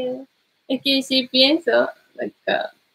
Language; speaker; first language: Spanish; non-native, learner; Japanese